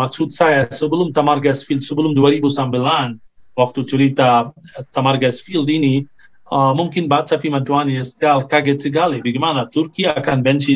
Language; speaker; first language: Indonesian; non-native, fluent; Arabic